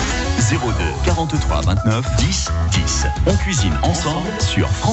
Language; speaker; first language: French; native; French